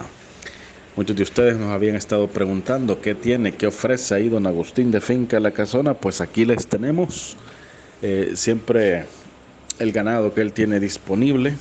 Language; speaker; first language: Spanish; native; Spanish